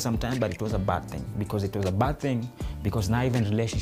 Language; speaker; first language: English; non-native, local second language; Swahili